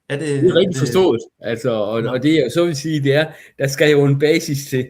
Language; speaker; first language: Danish; native; Danish